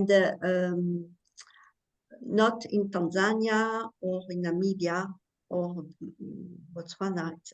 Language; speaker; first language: English; non-native, learner; French